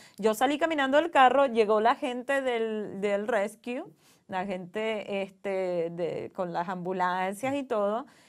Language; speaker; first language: Spanish; native; Spanish